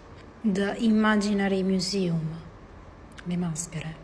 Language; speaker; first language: English; non-native, learner; Italian